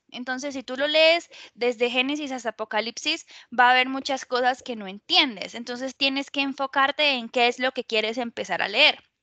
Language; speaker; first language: Spanish; native; Spanish